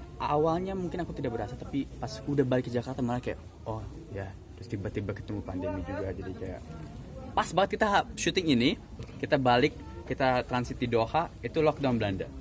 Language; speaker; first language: Indonesian; native; Indonesian